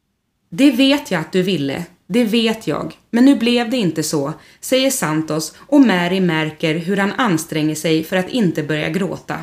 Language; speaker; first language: Swedish; native; Swedish